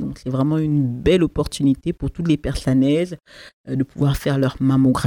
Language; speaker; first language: French; native; French